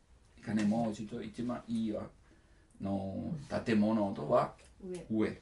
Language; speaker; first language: Japanese; non-native, learner; Italian